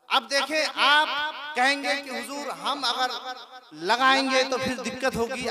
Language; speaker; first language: Urdu; non-native, local second language; Bangla